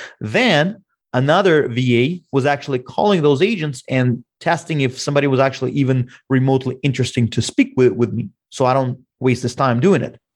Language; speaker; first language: English; non-native, fluent; Russian